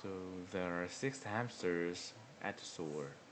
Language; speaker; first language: English; non-native, learner; Korean